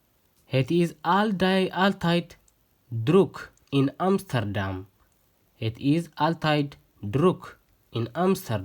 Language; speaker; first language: Dutch; non-native, learner; Tigrinya